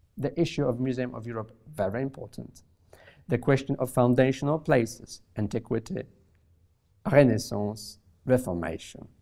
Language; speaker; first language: English; non-native, fluent; Polish